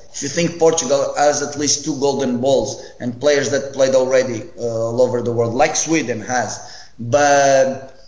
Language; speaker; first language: English; non-native, fluent; Portuguese